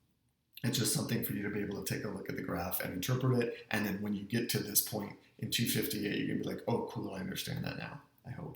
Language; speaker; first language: English; native; English